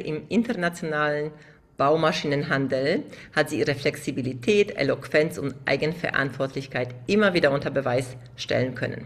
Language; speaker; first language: German; native; German